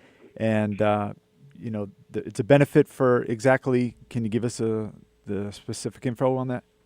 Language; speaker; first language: English; native; English